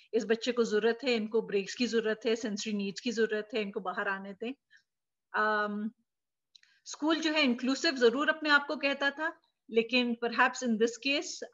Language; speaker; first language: Urdu; native; Urdu